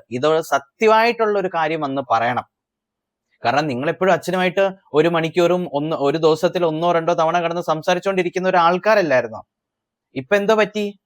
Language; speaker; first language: Malayalam; early bilingual, heritage; Malayalam